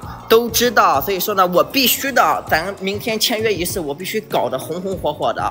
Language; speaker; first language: Chinese; native; Chinese